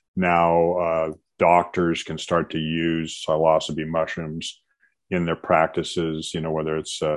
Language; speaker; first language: English; native; English